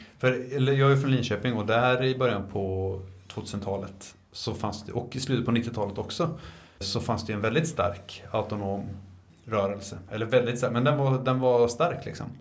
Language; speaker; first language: Swedish; native; Swedish